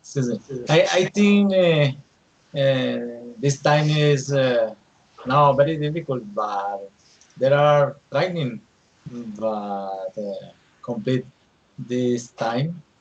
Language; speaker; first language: English; non-native, learner; Spanish